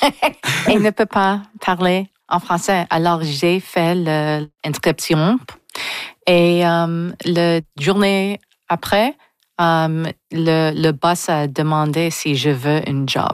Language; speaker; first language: French; non-native, learner; English